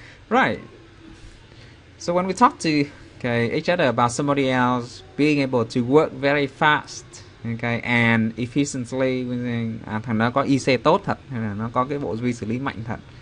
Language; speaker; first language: Vietnamese; native; Vietnamese